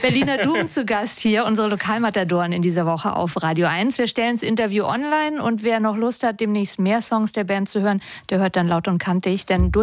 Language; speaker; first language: German; native; German